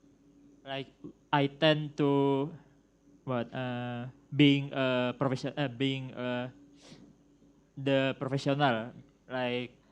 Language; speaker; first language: English; non-native, learner; Indonesian